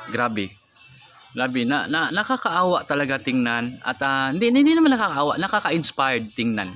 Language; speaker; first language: Filipino; non-native, local second language; Cebuano